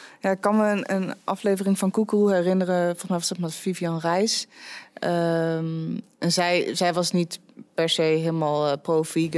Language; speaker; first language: Dutch; native; Dutch